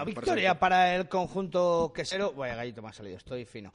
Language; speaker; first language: Spanish; native; Spanish